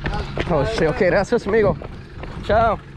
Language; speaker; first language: Spanish; non-native, learner; English